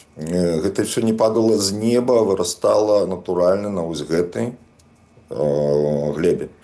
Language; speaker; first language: Belarusian; native; Belarusian